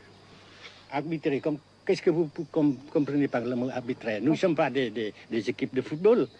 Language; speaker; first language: French; non-native, fluent; Vietnamese